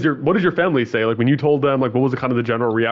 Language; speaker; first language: English; native; English